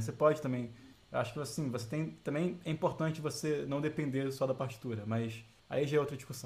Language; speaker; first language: Portuguese; native; Portuguese